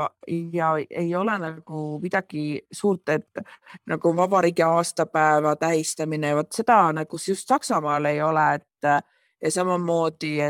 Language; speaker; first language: Estonian; native; Estonian